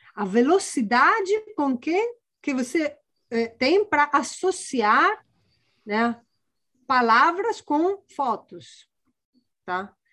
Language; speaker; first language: Portuguese; non-native, fluent; Italian